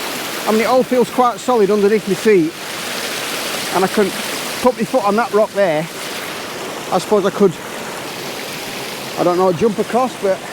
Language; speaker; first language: English; native; English